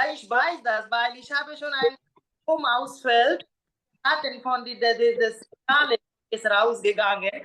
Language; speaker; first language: German; non-native, learner; Bangla